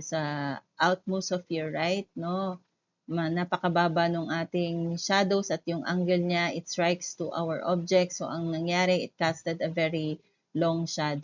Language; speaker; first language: Filipino; native; Filipino